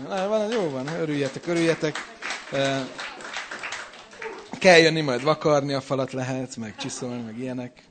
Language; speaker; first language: Hungarian; native; Hungarian